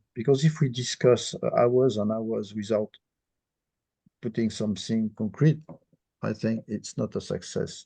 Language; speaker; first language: English; non-native, fluent; French